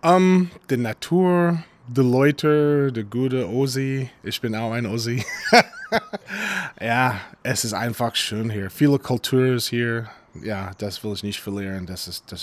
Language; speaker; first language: German; non-native, fluent; English